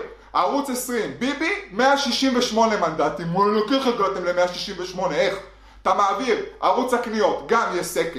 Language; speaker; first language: Hebrew; native; Hebrew